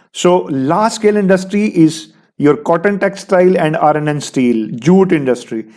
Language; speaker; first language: English; non-native, local second language; Punjabi